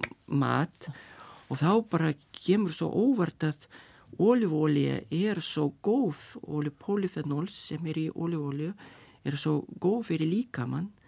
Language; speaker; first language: Icelandic; non-native, learner; Lithuanian